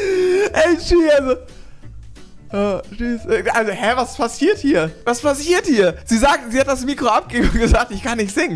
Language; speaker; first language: German; native; German